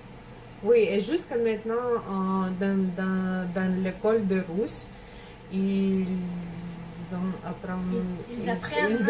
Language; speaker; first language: French; non-native, learner; Russian